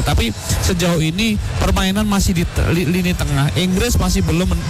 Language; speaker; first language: Indonesian; native; Indonesian